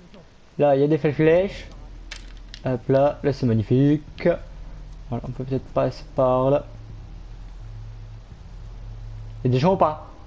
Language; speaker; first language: French; native; French